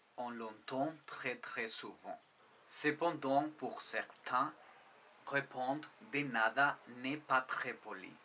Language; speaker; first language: French; non-native, fluent; Spanish